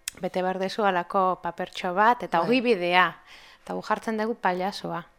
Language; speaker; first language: Basque; non-native, local second language; Spanish